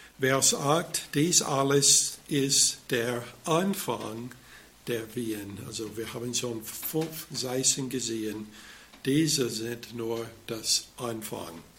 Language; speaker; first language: German; non-native, fluent; English